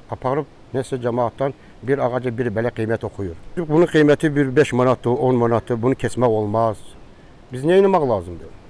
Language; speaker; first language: Azerbaijani; non-native, local second language; Lezghian